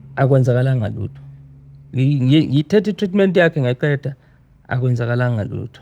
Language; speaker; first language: Zulu; native; Zulu